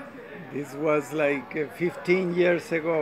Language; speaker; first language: English; non-native, fluent; Spanish